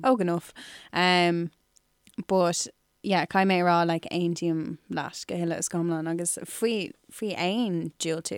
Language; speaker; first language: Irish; non-native, local second language; English